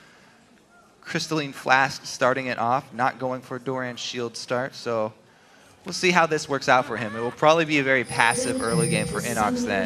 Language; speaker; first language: English; native; English